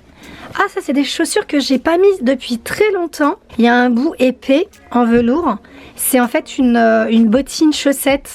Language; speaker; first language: French; native; French